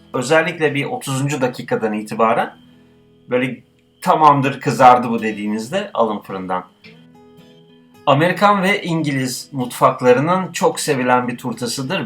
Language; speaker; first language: Turkish; native; Turkish